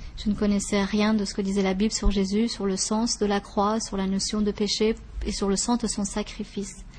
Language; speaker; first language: French; early bilingual, other home language; Persian